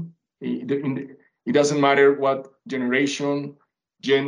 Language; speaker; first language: English; non-native, fluent; Spanish